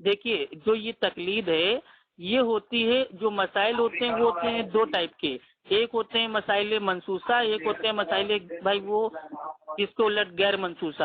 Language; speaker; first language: Hindi; native; Hindi